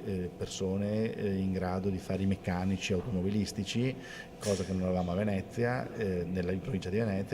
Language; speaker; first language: Italian; native; Italian